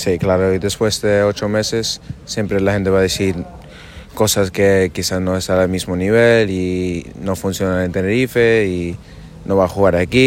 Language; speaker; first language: Spanish; non-native, fluent; English